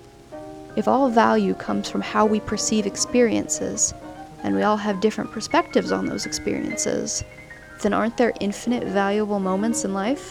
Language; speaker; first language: English; native; English